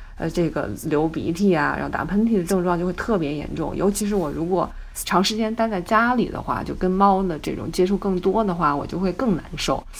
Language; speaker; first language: Chinese; native; Chinese